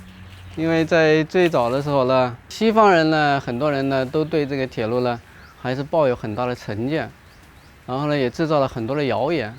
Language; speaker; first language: Chinese; native; Chinese